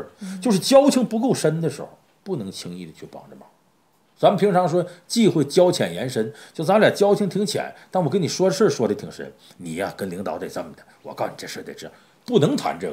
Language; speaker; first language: Chinese; native; Chinese